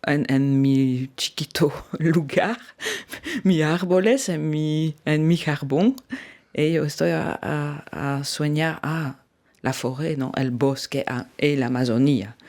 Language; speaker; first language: Spanish; non-native, fluent; French